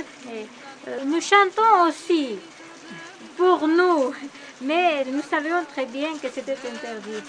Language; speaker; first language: French; non-native, fluent; Georgian